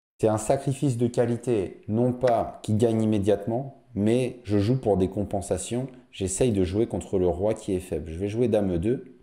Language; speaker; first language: French; native; French